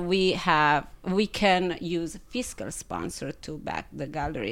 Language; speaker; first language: English; non-native, fluent; Italian